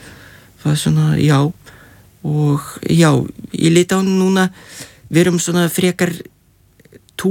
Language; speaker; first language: Icelandic; non-native, fluent; Lithuanian